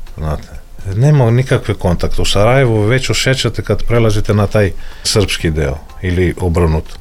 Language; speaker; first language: Serbian; non-native, fluent; Greek